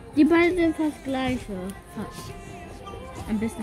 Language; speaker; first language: German; early bilingual, other home language; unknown